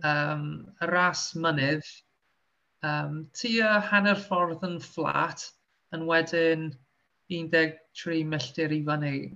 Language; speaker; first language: Welsh; non-native, local second language; English